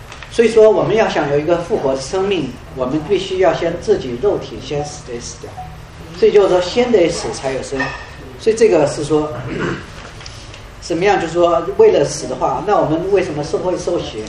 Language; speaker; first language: Chinese; native; Chinese